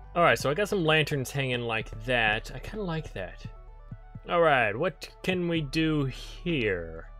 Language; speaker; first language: English; native; English